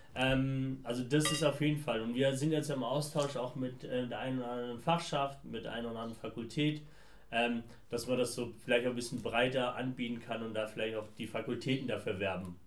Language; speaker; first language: German; early bilingual, other home language; Persian